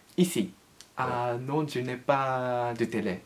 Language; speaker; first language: French; non-native, learner; Japanese